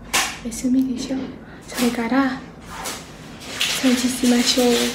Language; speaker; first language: Japanese; non-native, learner; Indonesian